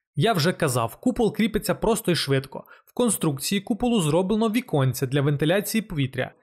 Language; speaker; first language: Ukrainian; non-native, local second language; Russian